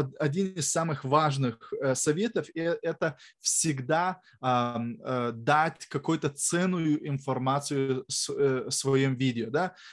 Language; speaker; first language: Russian; non-native, fluent; Lithuanian